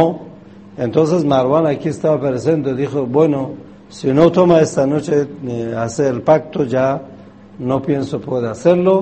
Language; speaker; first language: Spanish; non-native, fluent; Persian